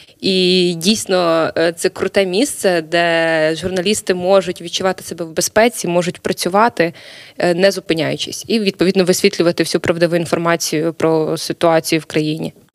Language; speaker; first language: Ukrainian; native; Ukrainian